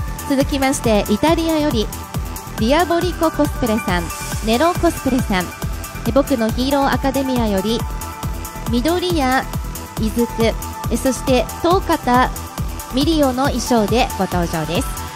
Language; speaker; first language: Japanese; native; Japanese